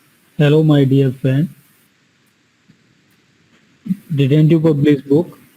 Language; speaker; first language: English; non-native, learner; Hindi